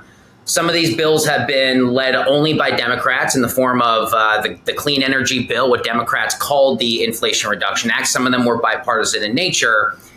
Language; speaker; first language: English; native; English